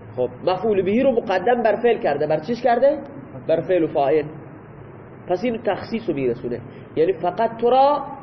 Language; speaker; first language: Persian; non-native, local second language; Baluchi